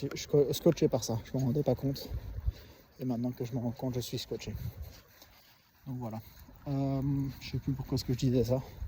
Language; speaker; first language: French; native; French